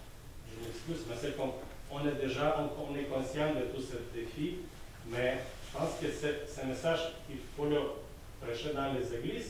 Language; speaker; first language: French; non-native, fluent; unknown